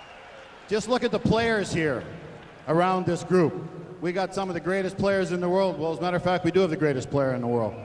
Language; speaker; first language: English; native; English